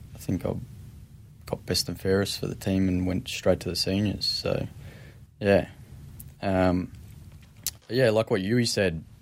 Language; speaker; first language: English; native; English